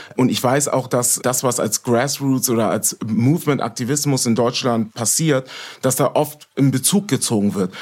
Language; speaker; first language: German; native; German